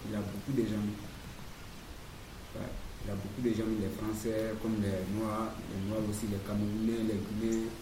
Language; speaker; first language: French; non-native, learner; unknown